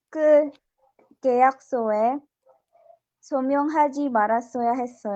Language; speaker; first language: Korean; non-native, learner; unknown